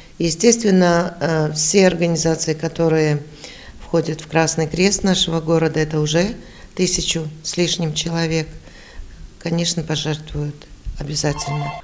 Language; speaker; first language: Russian; native; Russian